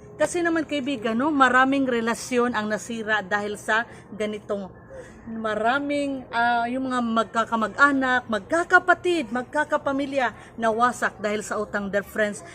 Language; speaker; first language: Filipino; non-native, local second language; Cebuano